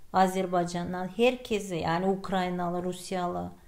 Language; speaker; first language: Turkish; non-native, fluent; Gagauz